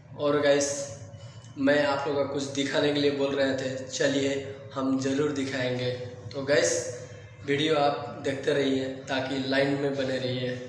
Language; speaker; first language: Hindi; non-native, local second language; Assamese